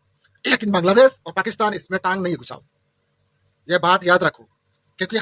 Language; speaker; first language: Hindi; non-native, local second language; Bangla